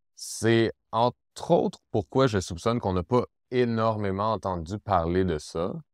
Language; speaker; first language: French; native; French